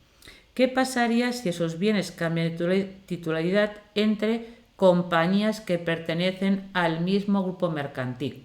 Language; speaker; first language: Spanish; native; Spanish